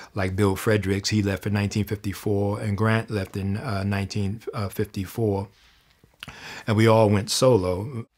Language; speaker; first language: English; native; English